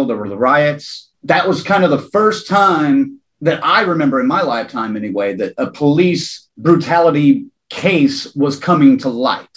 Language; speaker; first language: English; native; English